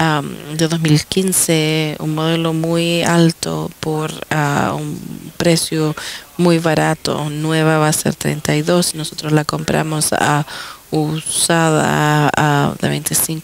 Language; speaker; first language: Spanish; non-native, fluent; English